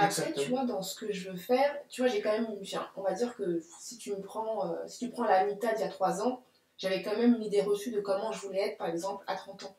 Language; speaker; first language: French; native; French